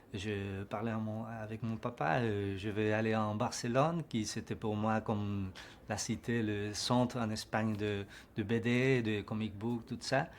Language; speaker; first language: French; non-native, learner; Spanish